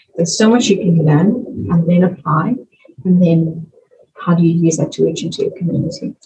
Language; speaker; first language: English; native; English